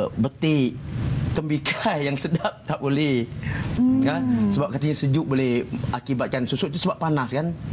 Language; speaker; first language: Malay; native; Malay